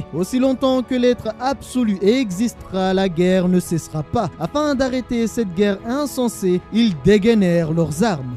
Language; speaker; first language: French; native; French